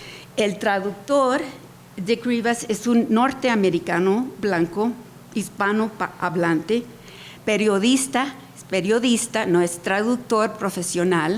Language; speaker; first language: Spanish; early bilingual, heritage; Spanish